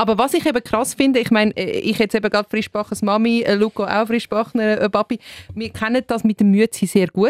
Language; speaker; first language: German; native; German